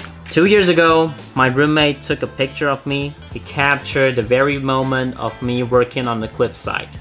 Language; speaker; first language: English; non-native, fluent; Chinese